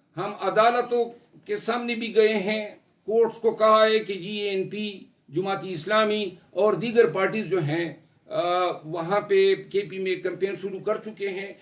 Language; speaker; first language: Urdu; non-native, local second language; Pashto